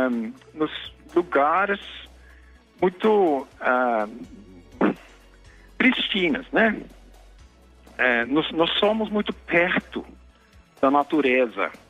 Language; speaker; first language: Portuguese; non-native, fluent; Norwegian